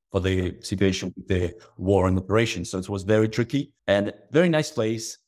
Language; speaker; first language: English; non-native, fluent; Russian